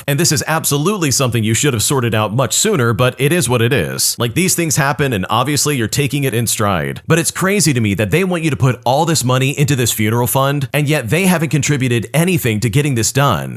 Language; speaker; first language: English; native; English